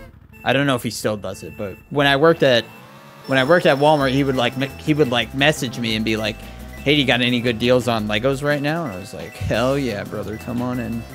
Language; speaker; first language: English; native; English